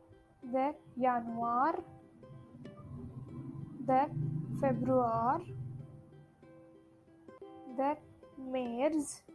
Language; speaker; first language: German; non-native, fluent; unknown